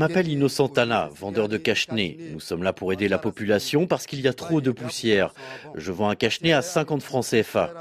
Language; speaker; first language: French; non-native, local second language; Sango